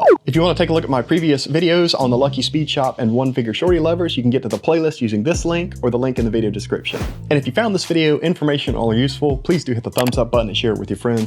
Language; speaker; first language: English; native; English